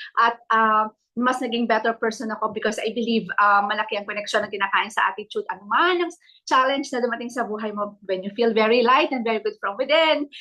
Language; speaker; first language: Filipino; native; Filipino